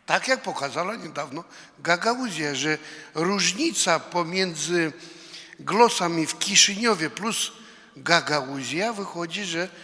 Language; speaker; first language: Polish; non-native, fluent; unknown